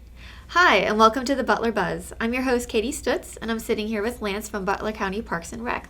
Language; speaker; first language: English; native; English